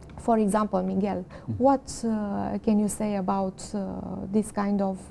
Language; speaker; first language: English; non-native, learner; Romanian